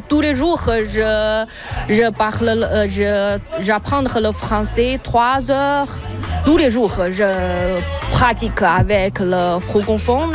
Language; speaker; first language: French; non-native, learner; Chinese